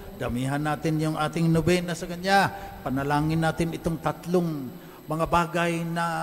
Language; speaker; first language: Filipino; non-native, local second language; Iloko